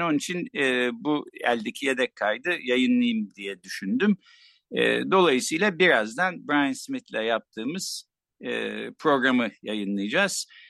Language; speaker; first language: Turkish; native; Turkish